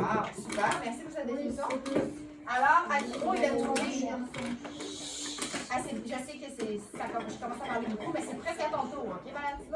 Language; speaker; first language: French; native; French